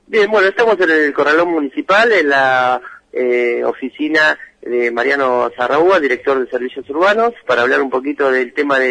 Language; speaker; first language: Spanish; native; Spanish